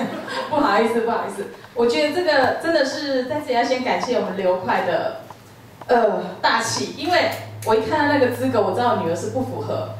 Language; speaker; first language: Chinese; native; Chinese